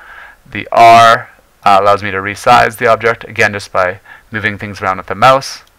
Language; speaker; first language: English; native; English